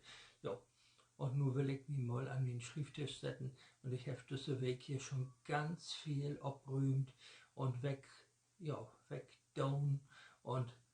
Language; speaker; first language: German; native; German